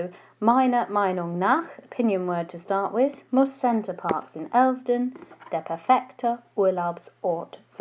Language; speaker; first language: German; non-native, fluent; English